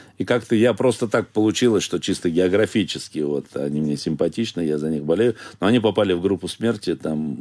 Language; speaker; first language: Russian; native; Russian